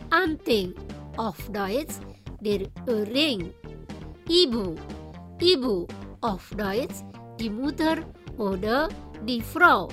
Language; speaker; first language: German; non-native, fluent; Indonesian